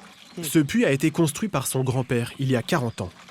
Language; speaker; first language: French; native; French